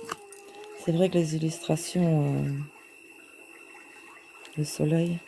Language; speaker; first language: French; native; French